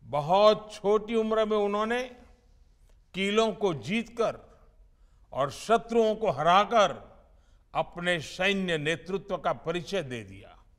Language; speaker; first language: Hindi; non-native, local second language; Gujarati